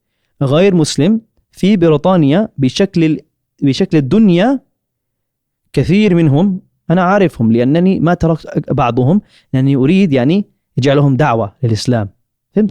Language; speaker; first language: Arabic; non-native, fluent; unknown